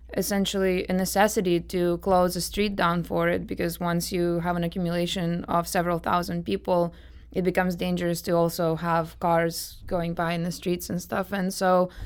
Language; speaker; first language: English; non-native, fluent; Russian